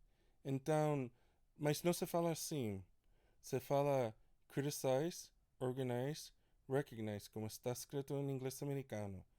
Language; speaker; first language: Portuguese; non-native, learner; English